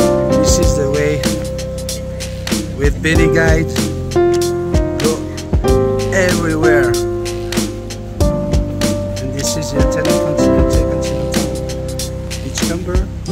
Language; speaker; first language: English; non-native, fluent; French